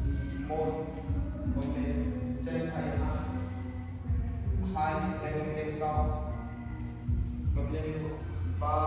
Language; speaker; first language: Vietnamese; non-native, learner; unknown